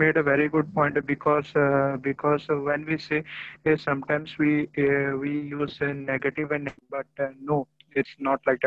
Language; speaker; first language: English; non-native, learner; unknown